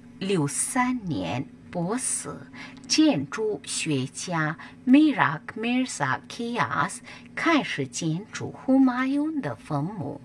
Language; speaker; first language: Chinese; non-native, learner; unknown